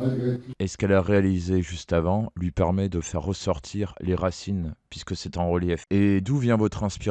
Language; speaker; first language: French; native; French